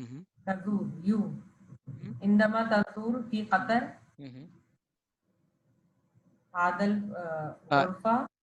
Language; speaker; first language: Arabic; non-native, learner; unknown